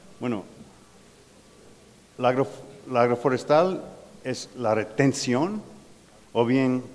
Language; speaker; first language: Spanish; non-native, learner; English